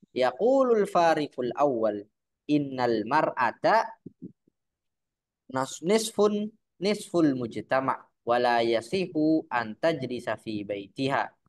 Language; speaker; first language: Arabic; non-native, fluent; Indonesian